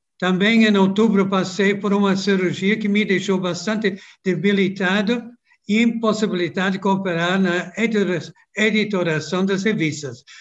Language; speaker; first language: Portuguese; non-native, fluent; English